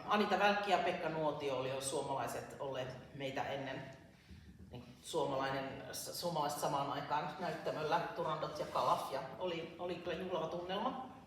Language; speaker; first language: Finnish; native; Finnish